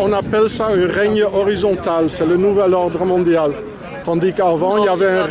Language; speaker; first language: French; non-native, fluent; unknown